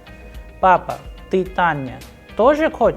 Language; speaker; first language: Russian; non-native, fluent; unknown